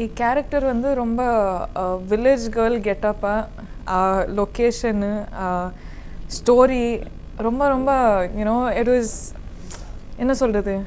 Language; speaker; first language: Tamil; non-native, learner; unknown